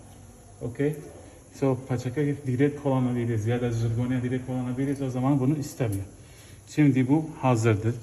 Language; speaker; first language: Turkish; non-native, fluent; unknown